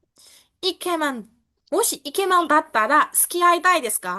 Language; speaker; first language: Japanese; non-native, fluent; Burmese